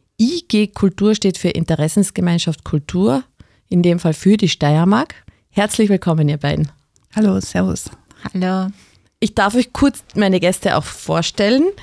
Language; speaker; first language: German; native; German